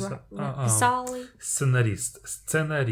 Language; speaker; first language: Russian; non-native, fluent; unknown